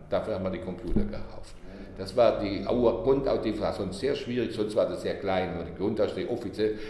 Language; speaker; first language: German; native; German